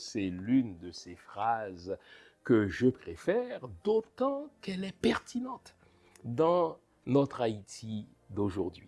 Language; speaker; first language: French; non-native, local second language; Haitian Creole